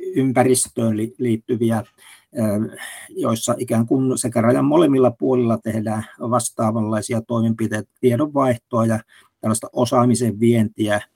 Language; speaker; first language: Finnish; native; Finnish